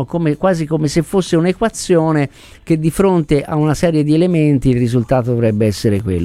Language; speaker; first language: Italian; native; Italian